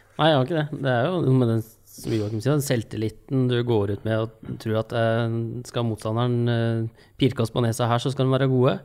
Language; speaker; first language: Norwegian; native; Norwegian